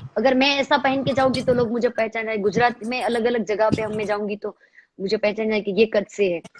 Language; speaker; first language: Hindi; non-native, local second language; Gujarati